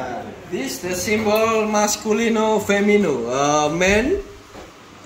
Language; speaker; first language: English; non-native, learner; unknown